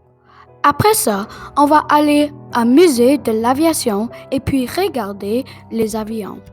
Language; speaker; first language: French; non-native, local second language; English